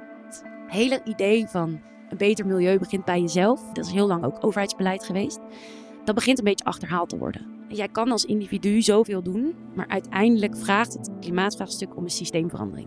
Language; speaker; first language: Dutch; native; Dutch